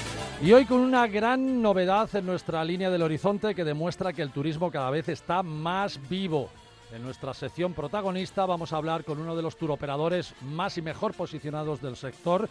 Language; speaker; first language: Spanish; native; Spanish